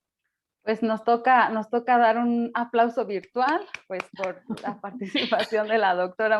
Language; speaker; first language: Spanish; native; Spanish